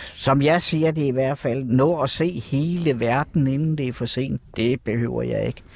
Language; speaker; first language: Danish; native; Danish